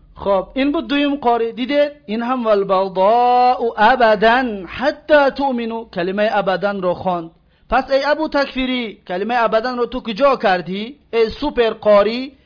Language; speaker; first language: Persian; native; Persian